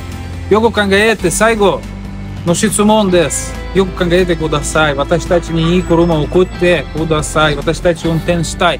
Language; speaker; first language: Japanese; non-native, learner; Russian